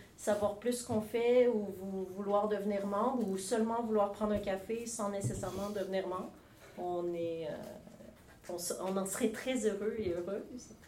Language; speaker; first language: French; native; French